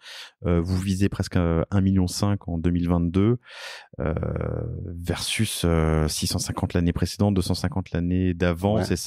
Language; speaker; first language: French; native; French